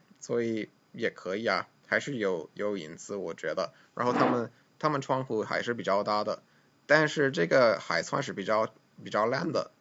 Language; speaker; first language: Chinese; non-native, fluent; English